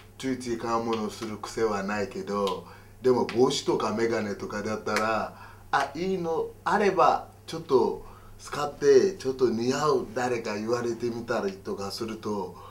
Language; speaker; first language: Japanese; non-native, fluent; Yoruba